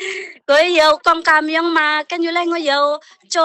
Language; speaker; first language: Chinese; non-native, learner; Indonesian